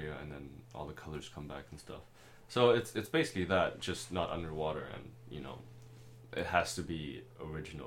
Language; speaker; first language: English; non-native, local second language; German